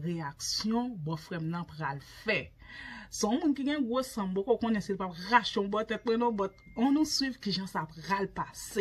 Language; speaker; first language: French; non-native, learner; Haitian Creole